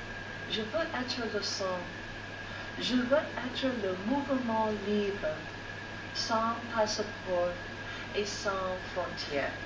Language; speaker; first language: French; non-native, fluent; English